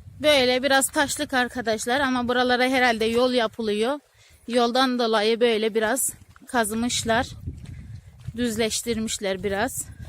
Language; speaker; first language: Turkish; native; Turkish